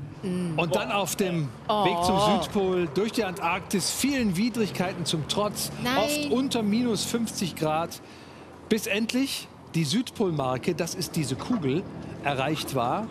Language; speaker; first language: German; native; German